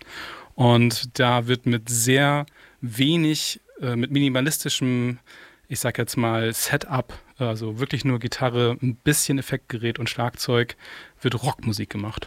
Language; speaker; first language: German; native; German